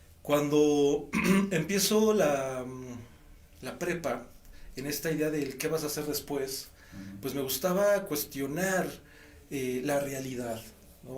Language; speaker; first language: Spanish; native; Spanish